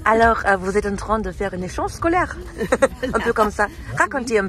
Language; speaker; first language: French; non-native, fluent; German